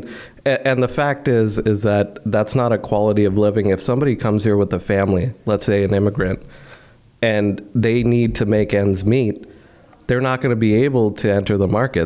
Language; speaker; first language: English; non-native, local second language; Hindi